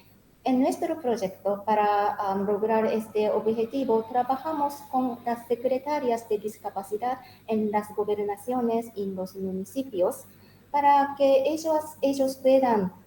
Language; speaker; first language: Spanish; non-native, learner; Japanese